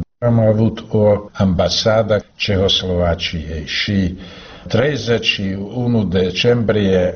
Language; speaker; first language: Romanian; non-native, learner; Slovak